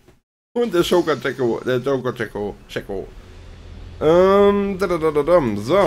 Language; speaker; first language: German; native; German